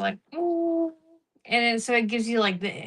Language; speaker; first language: English; native; English